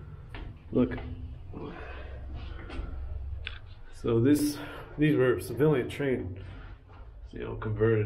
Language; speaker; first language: English; native; English